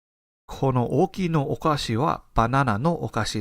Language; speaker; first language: Japanese; non-native, fluent; English